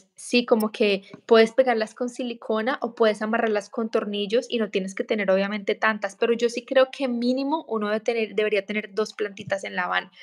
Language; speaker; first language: Spanish; native; Spanish